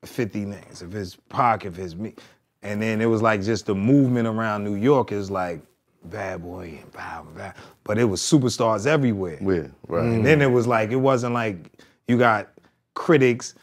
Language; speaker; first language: English; native; English